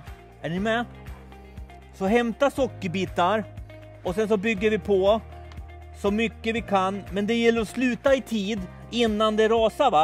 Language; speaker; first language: Swedish; native; Swedish